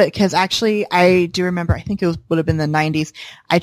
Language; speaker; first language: English; native; English